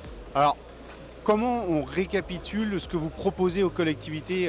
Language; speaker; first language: French; native; French